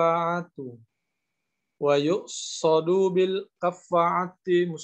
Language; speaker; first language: Arabic; non-native, learner; Indonesian